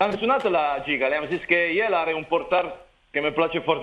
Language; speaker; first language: Romanian; non-native, learner; Italian